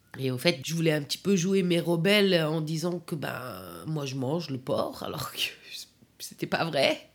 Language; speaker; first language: French; non-native, fluent; Persian